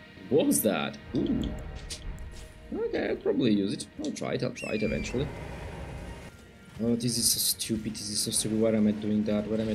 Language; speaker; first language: English; non-native, fluent; Italian